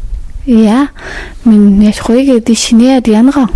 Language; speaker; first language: Danish; non-native, learner; Persian